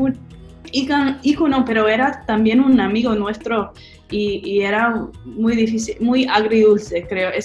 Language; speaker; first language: Spanish; non-native, fluent; English